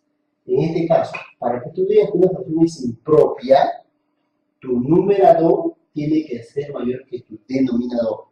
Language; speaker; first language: Spanish; native; Spanish